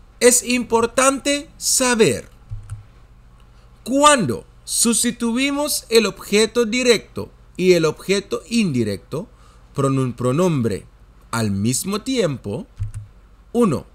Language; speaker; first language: Spanish; non-native, fluent; Dutch